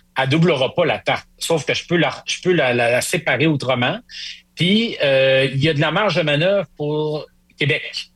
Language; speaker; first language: French; native; French